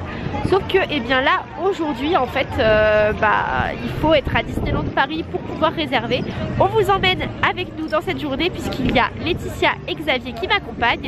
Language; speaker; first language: French; native; French